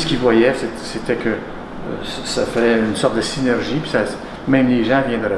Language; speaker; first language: French; native; French